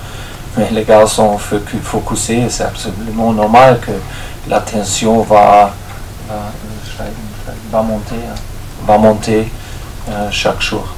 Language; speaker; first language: French; non-native, fluent; German